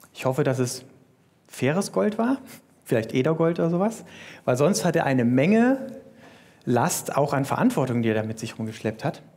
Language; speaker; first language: German; native; German